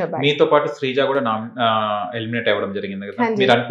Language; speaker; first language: Telugu; native; Telugu